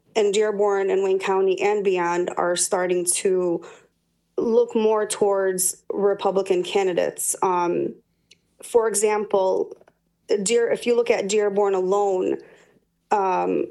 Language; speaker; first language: English; native; English